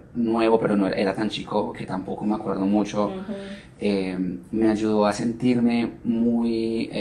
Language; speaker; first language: Spanish; native; Spanish